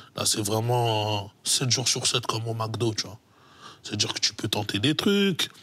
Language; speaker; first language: French; native; French